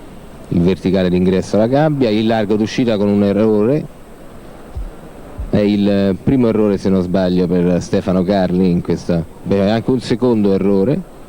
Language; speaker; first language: Italian; native; Italian